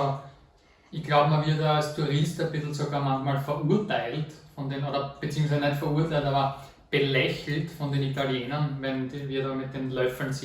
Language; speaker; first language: German; native; German